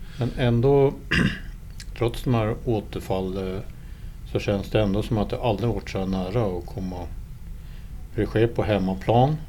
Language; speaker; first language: Swedish; native; Swedish